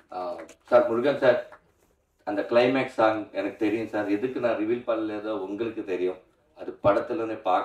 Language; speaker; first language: Tamil; non-native, learner; Telugu